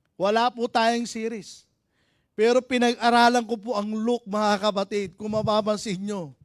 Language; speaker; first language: Filipino; native; Filipino